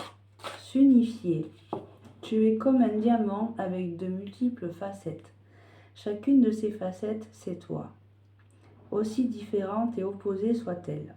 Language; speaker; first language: French; native; French